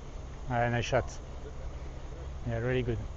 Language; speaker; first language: English; non-native, learner; French